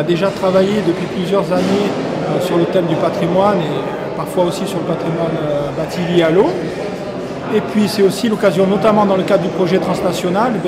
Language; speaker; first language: French; native; French